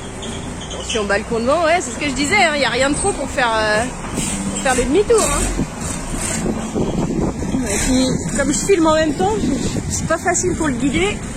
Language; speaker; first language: French; native; French